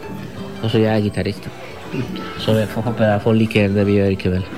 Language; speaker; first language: Norwegian; non-native, fluent; Spanish